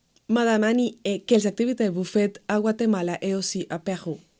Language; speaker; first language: French; non-native, fluent; Spanish